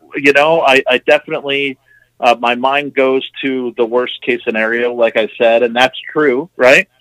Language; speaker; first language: English; native; English